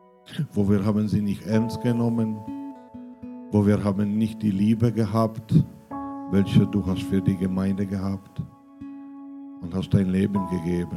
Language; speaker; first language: German; non-native, fluent; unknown